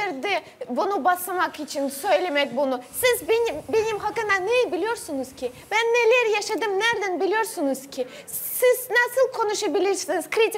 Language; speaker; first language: Turkish; non-native, learner; Russian